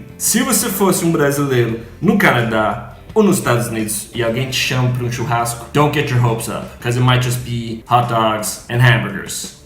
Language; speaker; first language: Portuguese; non-native, fluent; English